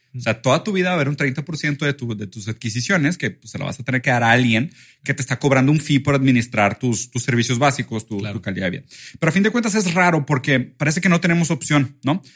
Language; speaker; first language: Spanish; early bilingual, other home language; Portuguese